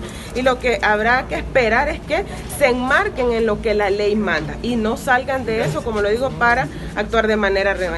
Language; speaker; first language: Spanish; native; Spanish